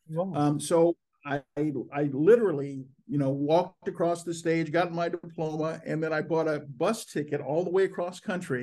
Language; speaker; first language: English; native; English